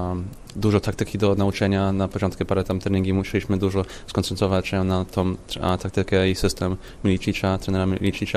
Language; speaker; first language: Polish; early bilingual, heritage; Polish